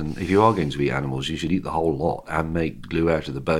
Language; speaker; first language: English; native; English